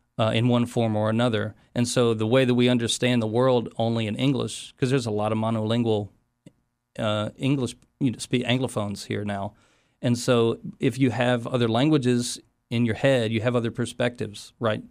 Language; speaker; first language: English; native; English